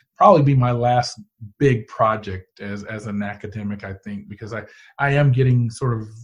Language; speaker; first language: English; native; English